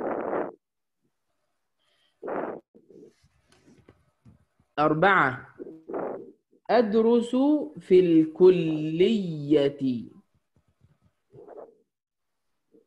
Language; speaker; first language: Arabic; non-native, fluent; Indonesian